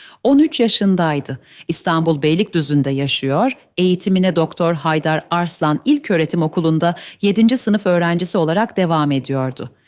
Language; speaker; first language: Turkish; native; Turkish